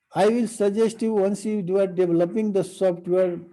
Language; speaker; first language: English; non-native, local second language; Nepali